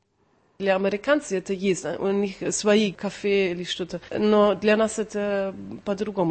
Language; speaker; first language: Russian; non-native, learner; German